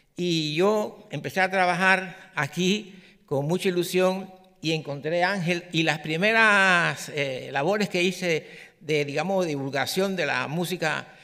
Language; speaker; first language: Spanish; native; Spanish